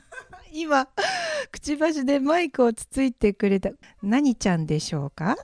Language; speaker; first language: Japanese; native; Japanese